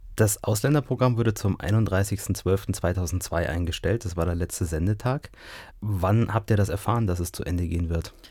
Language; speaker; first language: German; native; German